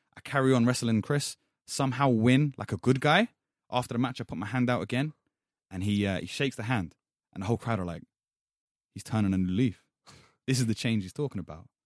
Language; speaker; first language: English; native; English